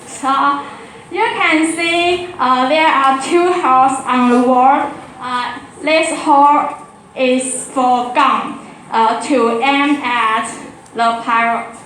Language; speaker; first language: English; non-native, learner; Chinese